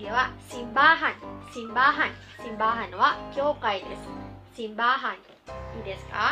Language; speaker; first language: Japanese; non-native, fluent; Filipino